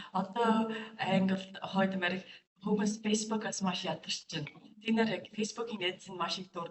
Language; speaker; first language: Mongolian; non-native, fluent; English